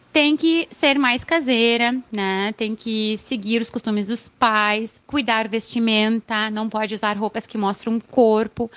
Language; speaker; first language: Portuguese; non-native, fluent; Arabic